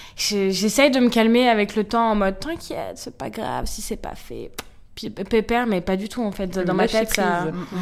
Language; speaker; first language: French; native; French